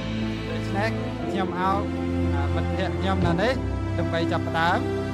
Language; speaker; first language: Khmer; native; Khmer